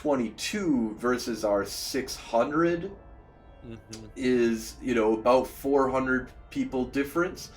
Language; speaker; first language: English; native; English